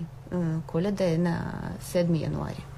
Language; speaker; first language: Bulgarian; non-native, fluent; Ukrainian